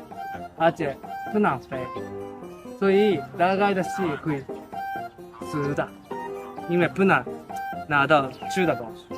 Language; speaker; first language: Chinese; non-native, learner; Japanese